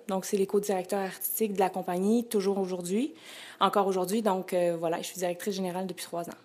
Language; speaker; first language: French; native; French